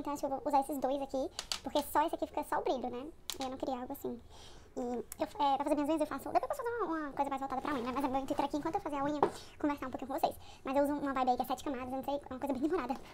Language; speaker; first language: Portuguese; native; Portuguese